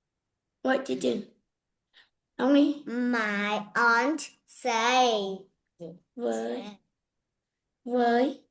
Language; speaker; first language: English; non-native, learner; Vietnamese